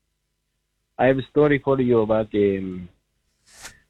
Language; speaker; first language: English; non-native, fluent; Spanish